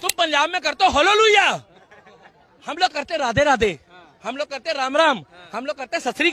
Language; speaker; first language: Hindi; native; Hindi